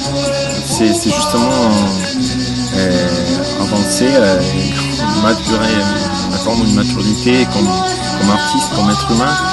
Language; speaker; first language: French; non-native, fluent; Spanish